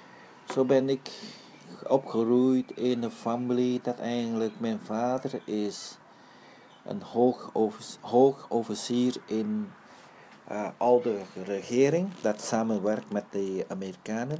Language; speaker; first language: Dutch; early bilingual, other home language; Vietnamese